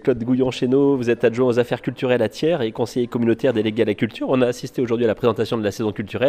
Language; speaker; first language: French; native; French